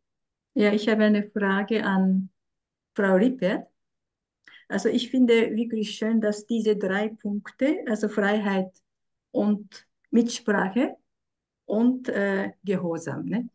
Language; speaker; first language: German; non-native, fluent; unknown